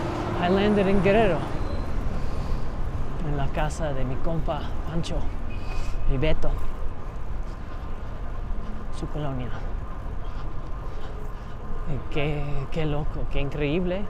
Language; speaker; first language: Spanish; non-native, learner; English